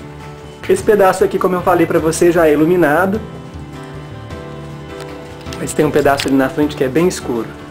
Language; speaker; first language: Portuguese; native; Portuguese